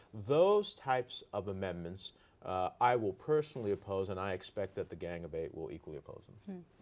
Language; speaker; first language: English; early bilingual, other home language; Spanish